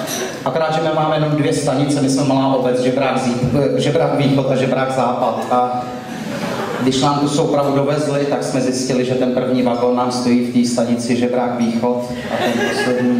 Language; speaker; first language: Czech; native; Czech